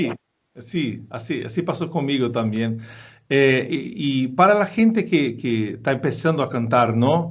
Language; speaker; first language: Spanish; non-native, fluent; Portuguese